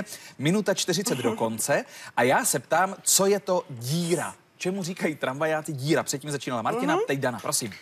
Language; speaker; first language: Czech; native; Czech